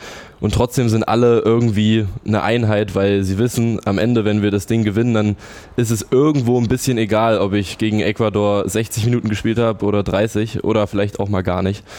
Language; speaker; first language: German; native; German